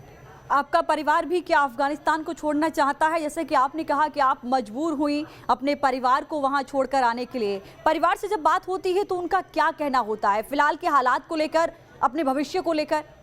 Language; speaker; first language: Hindi; native; Hindi